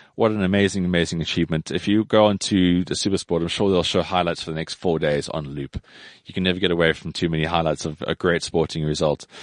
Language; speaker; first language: English; native; English